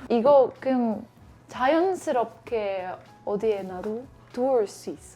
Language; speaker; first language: Korean; non-native, learner; Dutch